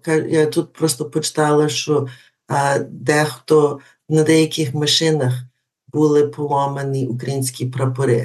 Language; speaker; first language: Ukrainian; early bilingual, heritage; Ukrainian